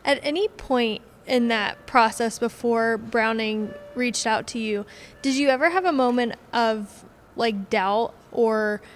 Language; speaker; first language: English; native; English